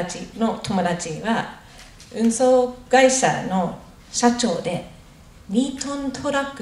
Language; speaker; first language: Japanese; non-native, fluent; English